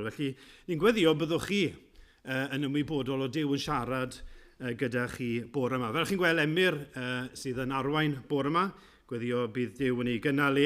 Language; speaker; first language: Welsh; native; Welsh